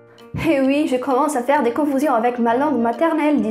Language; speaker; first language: French; non-native, fluent; Portuguese